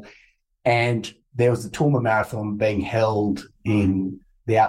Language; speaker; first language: English; native; English